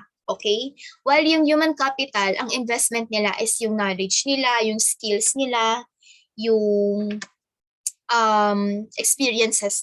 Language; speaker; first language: Filipino; native; Filipino